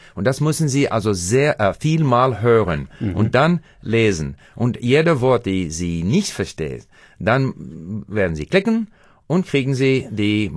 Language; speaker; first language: German; non-native, learner; English